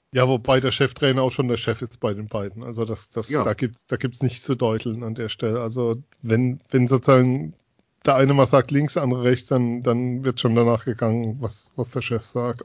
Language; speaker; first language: German; native; German